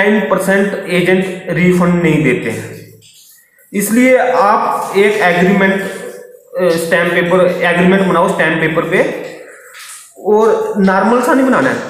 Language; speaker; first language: Hindi; native; Hindi